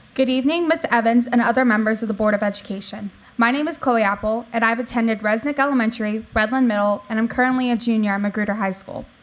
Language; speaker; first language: English; native; English